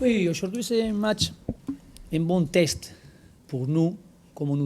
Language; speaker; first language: French; non-native, learner; Spanish